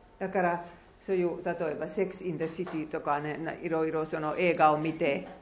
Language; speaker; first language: Japanese; non-native, fluent; Finnish